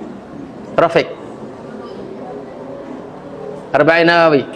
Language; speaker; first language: Arabic; non-native, fluent; Indonesian